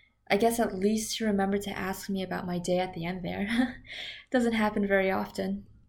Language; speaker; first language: English; early bilingual, other home language; Korean